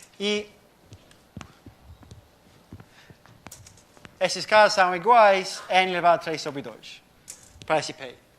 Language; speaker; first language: Portuguese; non-native, fluent; English